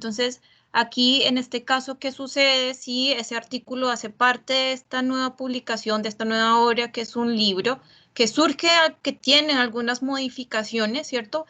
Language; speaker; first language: Spanish; native; Spanish